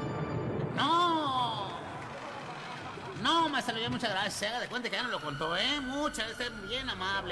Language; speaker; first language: Spanish; native; Spanish